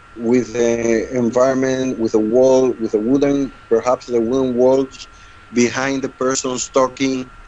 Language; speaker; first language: English; non-native, learner; Spanish